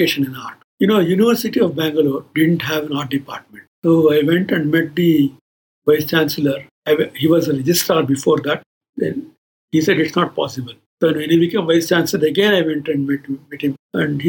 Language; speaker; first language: English; non-native, local second language; Kannada